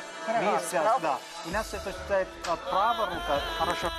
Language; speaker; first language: Russian; non-native, learner; Malayalam